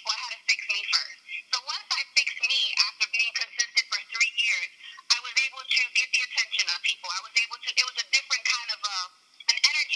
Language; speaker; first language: English; native; English